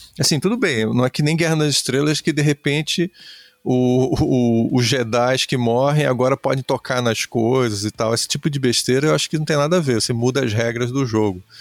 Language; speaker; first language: Portuguese; native; Portuguese